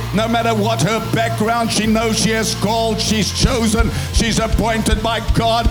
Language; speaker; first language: English; non-native, local second language; Afrikaans